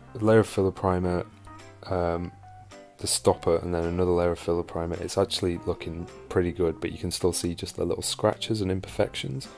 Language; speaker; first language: English; native; English